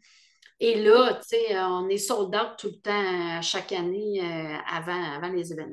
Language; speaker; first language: French; native; French